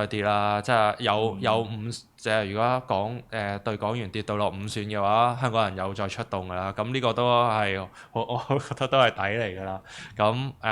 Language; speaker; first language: Cantonese; native; Cantonese